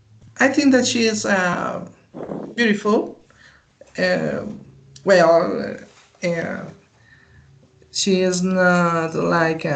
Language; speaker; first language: English; non-native, learner; Spanish